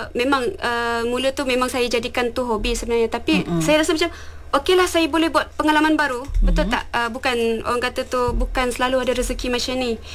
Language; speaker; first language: Malay; non-native, local second language; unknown